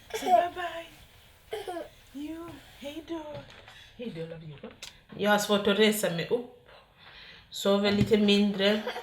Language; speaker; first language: Swedish; non-native, fluent; Ganda